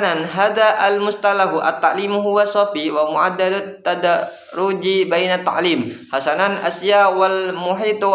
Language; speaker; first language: Arabic; non-native, learner; Indonesian